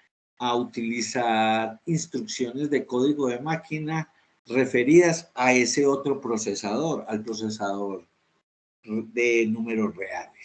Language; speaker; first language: Spanish; native; Spanish